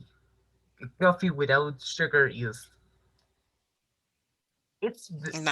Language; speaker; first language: English; non-native, learner; Spanish